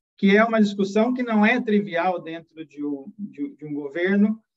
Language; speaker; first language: Portuguese; native; Portuguese